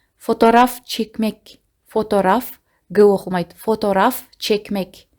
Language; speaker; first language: Turkish; non-native, fluent; Kazakh